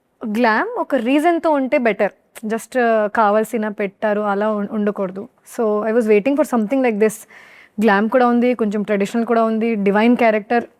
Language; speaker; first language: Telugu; non-native, learner; Hindi